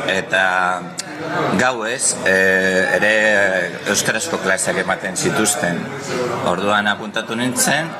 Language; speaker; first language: Basque; non-native, local second language; Spanish